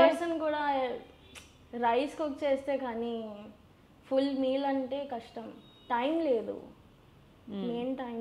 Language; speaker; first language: Telugu; non-native, learner; Gujarati